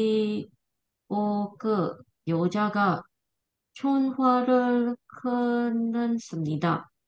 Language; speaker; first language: Korean; non-native, learner; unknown